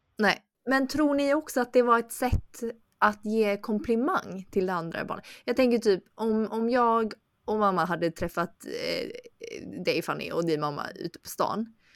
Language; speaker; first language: Swedish; early bilingual, other home language; Chinese